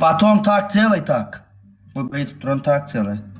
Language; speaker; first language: Russian; non-native, learner; Turkmen